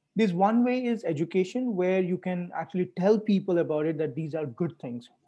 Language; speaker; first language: English; non-native, local second language; Hindi